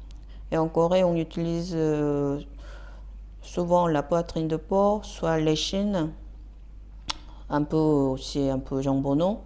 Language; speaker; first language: French; non-native, fluent; Korean